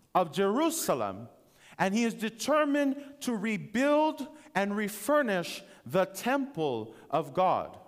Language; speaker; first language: English; native; English